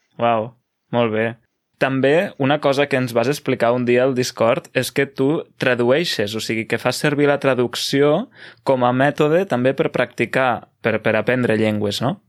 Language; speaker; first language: Catalan; native; Catalan